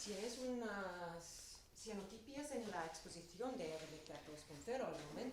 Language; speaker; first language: Spanish; non-native, fluent; English